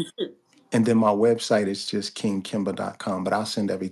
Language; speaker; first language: English; native; English